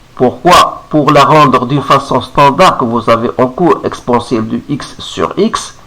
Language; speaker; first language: French; non-native, local second language; Arabic